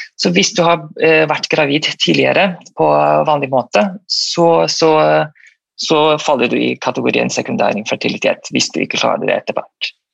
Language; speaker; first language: Norwegian; non-native, fluent; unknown